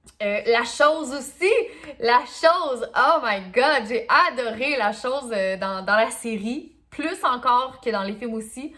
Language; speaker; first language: French; native; French